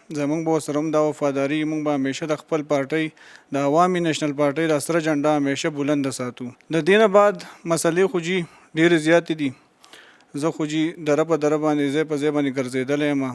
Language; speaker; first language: Pashto; native; Pashto